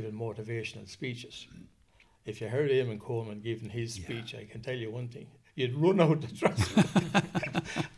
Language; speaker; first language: English; native; English